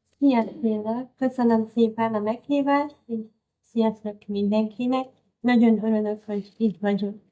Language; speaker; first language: Hungarian; non-native, learner; Persian